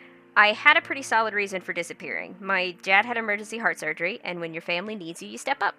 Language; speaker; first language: English; native; English